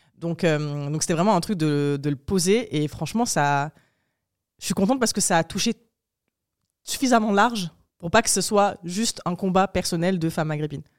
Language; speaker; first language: French; early bilingual, other home language; Arabic